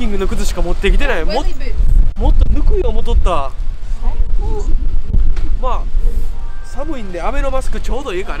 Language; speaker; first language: Japanese; native; Japanese